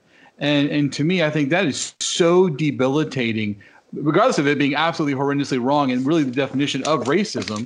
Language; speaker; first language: English; native; English